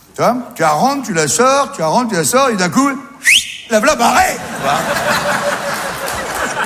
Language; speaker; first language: French; native; French